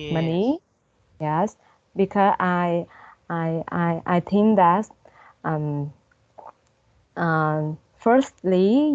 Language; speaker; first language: English; non-native, learner; Vietnamese